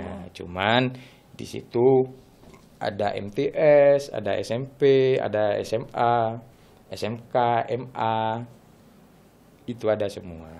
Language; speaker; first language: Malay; non-native, local second language; Madurese